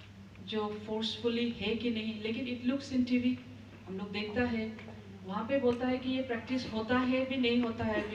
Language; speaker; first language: Hindi; non-native, local second language; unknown